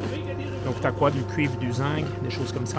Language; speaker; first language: French; native; French